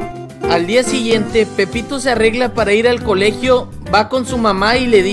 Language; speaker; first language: Spanish; native; Spanish